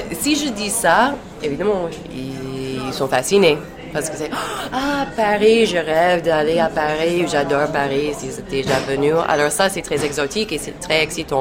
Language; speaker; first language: French; non-native, fluent; English